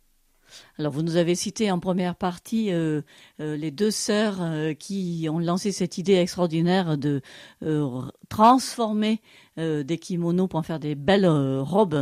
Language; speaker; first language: French; native; French